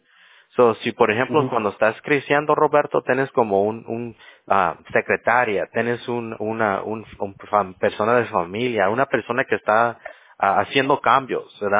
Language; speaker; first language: Spanish; early bilingual, heritage; English